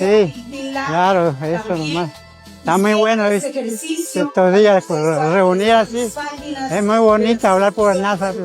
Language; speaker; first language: Spanish; non-native, local second language; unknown